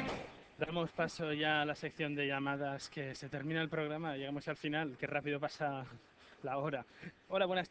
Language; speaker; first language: Spanish; native; Spanish